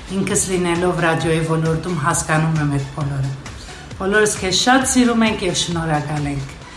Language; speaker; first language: Armenian; native; Armenian